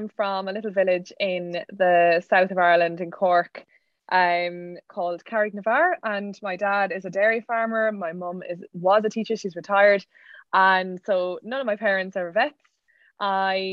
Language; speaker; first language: English; native; English